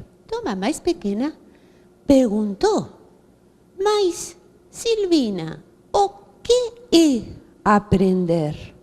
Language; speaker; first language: Portuguese; non-native, fluent; Spanish